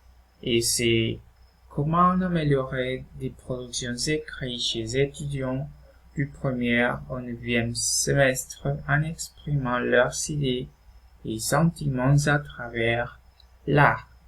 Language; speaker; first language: French; non-native, fluent; Spanish